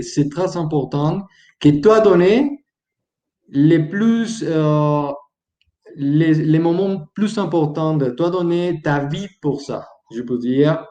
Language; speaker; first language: French; non-native, learner; Spanish